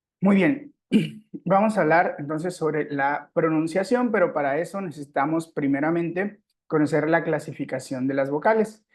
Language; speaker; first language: Spanish; native; Spanish